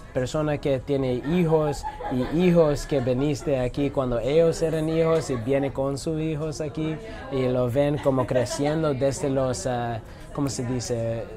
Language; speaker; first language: Spanish; non-native, learner; English